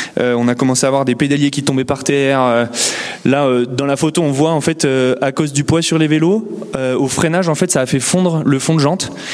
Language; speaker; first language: French; native; French